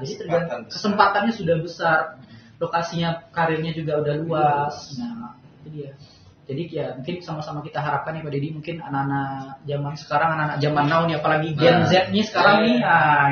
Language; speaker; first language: Indonesian; native; Indonesian